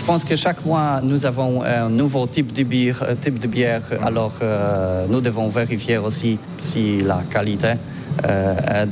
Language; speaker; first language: French; non-native, learner; Polish